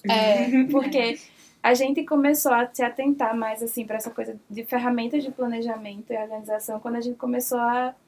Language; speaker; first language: Portuguese; native; Portuguese